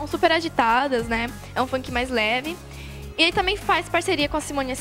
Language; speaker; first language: Portuguese; native; Portuguese